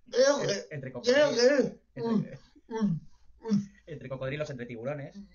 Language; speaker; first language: Spanish; native; Spanish